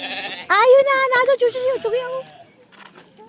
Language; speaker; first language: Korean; non-native, learner; Filipino